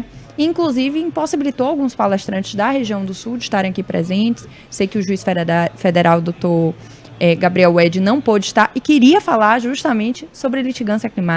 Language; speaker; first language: Portuguese; native; Portuguese